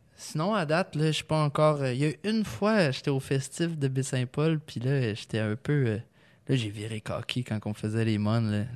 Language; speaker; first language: French; native; French